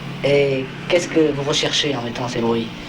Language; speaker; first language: French; native; French